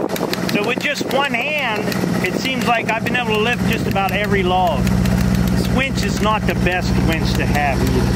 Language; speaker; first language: English; native; English